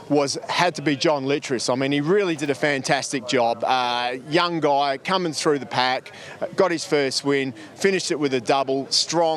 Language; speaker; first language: English; native; English